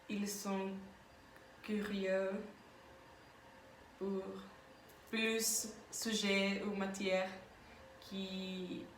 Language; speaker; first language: French; non-native, learner; Spanish